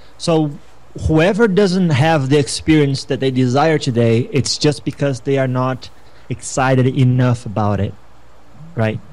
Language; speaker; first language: English; non-native, fluent; Portuguese